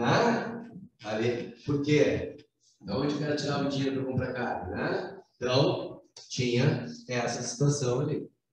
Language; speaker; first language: Portuguese; native; Portuguese